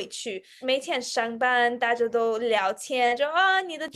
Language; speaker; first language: Chinese; non-native, fluent; Russian